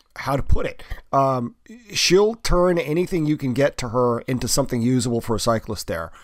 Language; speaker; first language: English; native; English